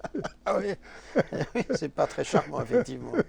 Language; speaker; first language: French; native; French